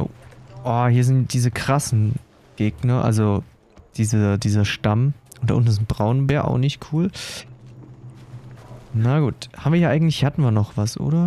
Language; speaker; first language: German; native; German